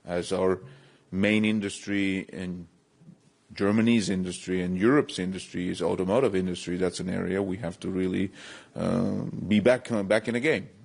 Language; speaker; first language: English; non-native, fluent; Latvian